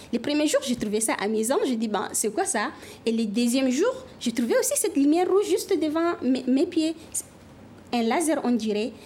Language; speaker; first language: French; non-native, local second language; Fula